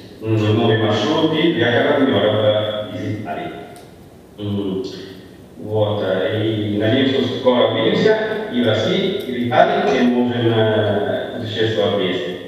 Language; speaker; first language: Russian; non-native, learner; Italian